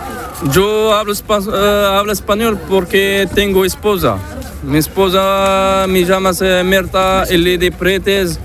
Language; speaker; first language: Spanish; non-native, learner; Arabic